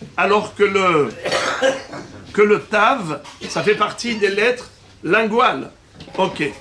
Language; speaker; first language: French; native; French